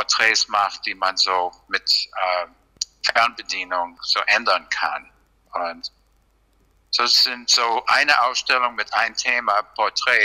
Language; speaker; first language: German; non-native, fluent; English